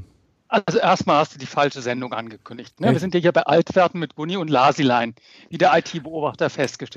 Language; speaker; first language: German; native; German